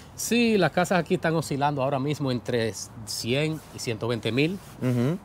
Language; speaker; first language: Spanish; native; Spanish